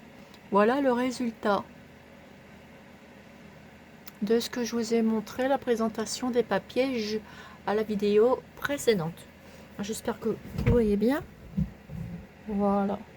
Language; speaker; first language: French; native; French